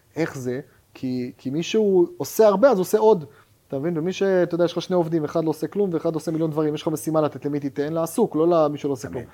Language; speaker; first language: Hebrew; native; Hebrew